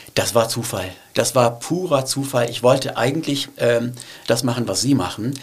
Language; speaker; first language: German; early bilingual, other home language; Turkish